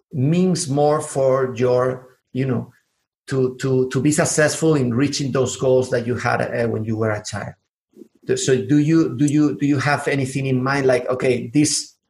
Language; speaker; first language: English; non-native, fluent; Spanish